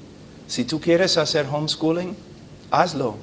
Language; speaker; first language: Spanish; non-native, fluent; English